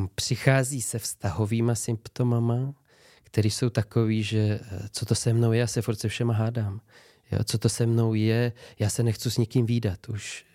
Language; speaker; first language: Czech; native; Czech